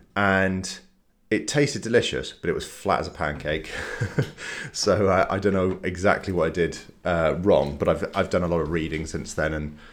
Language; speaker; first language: English; native; English